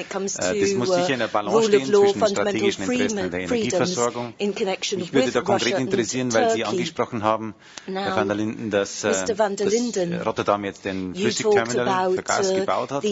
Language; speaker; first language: German; native; German